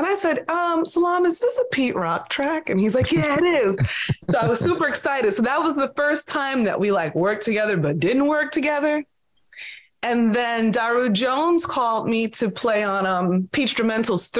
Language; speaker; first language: English; native; English